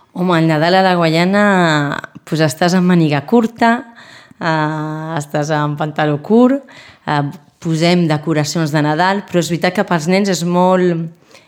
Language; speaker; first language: Catalan; non-native, local second language; Spanish